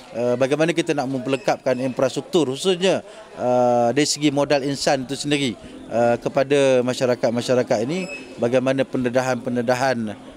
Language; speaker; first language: Malay; native; Malay